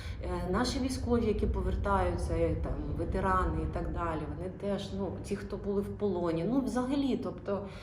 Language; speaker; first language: Ukrainian; non-native, local second language; Russian